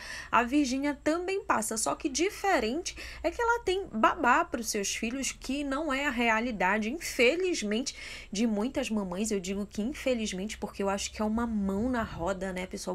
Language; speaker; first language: Portuguese; native; Portuguese